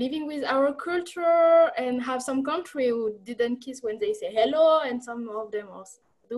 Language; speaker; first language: English; non-native, learner; French